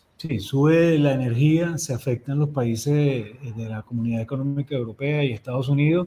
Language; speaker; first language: Spanish; native; Spanish